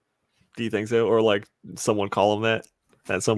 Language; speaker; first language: English; native; English